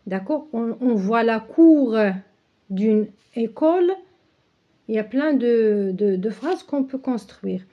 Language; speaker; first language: French; non-native, local second language; Arabic